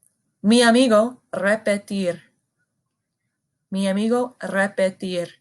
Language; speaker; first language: Spanish; non-native, fluent; English